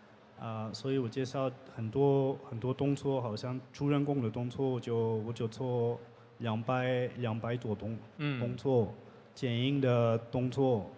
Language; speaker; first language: Chinese; non-native, learner; French